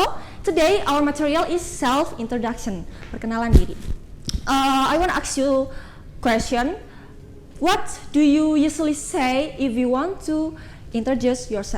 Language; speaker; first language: English; non-native, learner; Indonesian